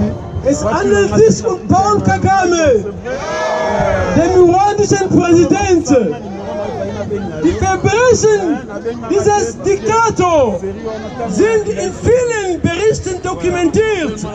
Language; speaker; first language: German; non-native, fluent; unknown